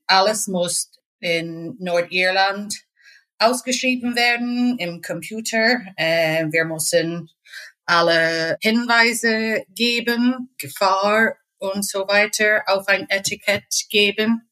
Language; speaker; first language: German; non-native, fluent; English